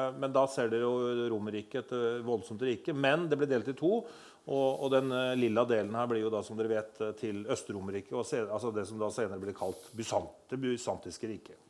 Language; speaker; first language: Norwegian; native; Norwegian